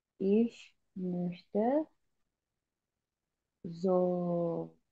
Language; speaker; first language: German; non-native, fluent; Indonesian